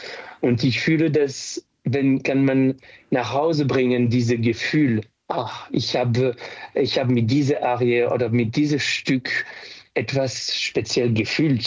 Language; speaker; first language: German; non-native, learner; French